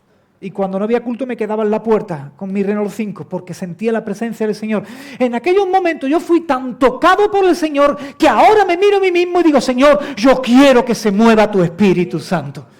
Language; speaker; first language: Spanish; native; Spanish